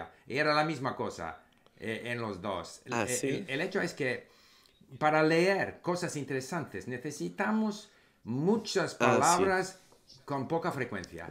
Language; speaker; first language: Spanish; non-native, fluent; English